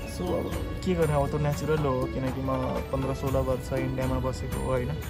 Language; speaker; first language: Nepali; early bilingual, heritage; Nepali